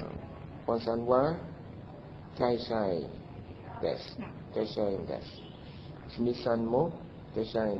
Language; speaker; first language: Japanese; non-native, learner; Vietnamese